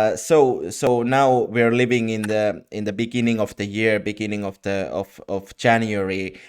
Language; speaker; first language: English; non-native, fluent; Finnish